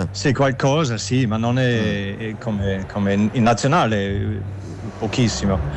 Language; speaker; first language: Italian; non-native, learner; German